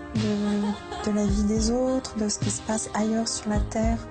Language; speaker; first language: French; native; French